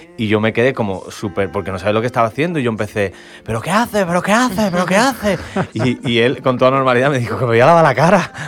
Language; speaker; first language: Spanish; native; Spanish